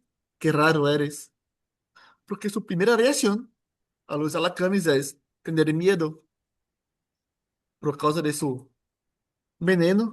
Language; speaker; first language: Spanish; non-native, fluent; Portuguese